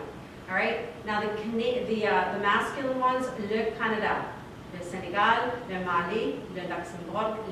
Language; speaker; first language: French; non-native, fluent; English